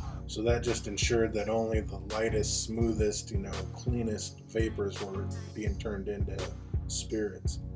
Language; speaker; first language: English; native; English